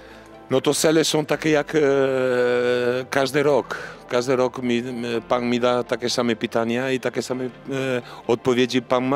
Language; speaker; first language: Polish; non-native, learner; Italian